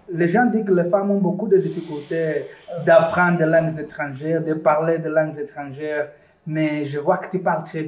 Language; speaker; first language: French; non-native, fluent; Portuguese